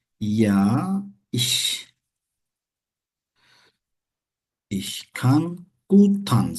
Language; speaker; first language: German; non-native, fluent; Turkish